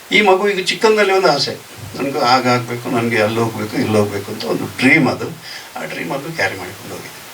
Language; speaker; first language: Kannada; non-native, local second language; Tulu